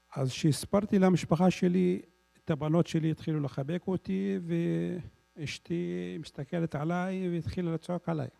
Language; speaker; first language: Hebrew; non-native, local second language; Arabic